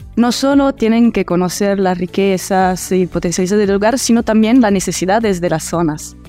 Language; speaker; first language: Spanish; early bilingual, heritage; Italian